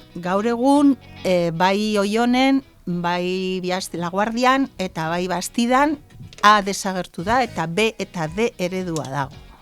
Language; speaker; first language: Basque; non-native, local second language; Spanish